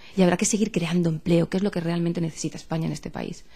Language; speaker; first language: Spanish; native; Spanish